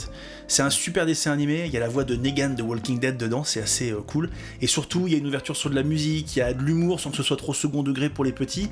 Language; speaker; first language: French; native; French